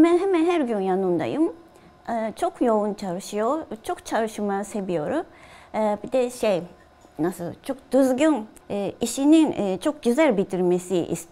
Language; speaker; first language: Turkish; non-native, fluent; Japanese